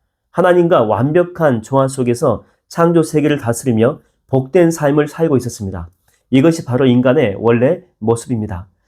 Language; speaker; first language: Korean; native; Korean